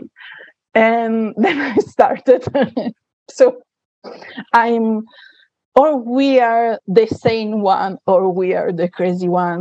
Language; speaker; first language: English; non-native, fluent; Italian